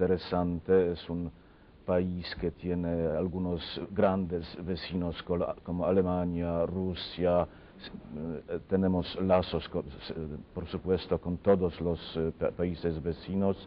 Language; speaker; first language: Spanish; non-native, fluent; Polish